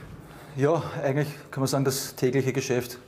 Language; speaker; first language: German; native; German